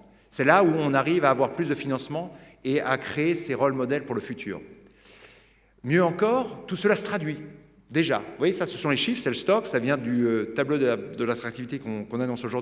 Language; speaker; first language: French; native; French